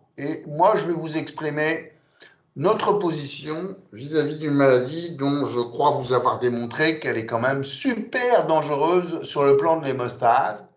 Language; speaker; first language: French; native; French